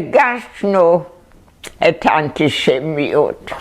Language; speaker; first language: Hebrew; non-native, fluent; German